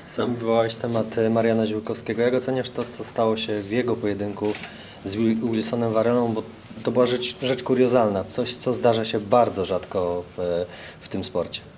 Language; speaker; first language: Polish; native; Polish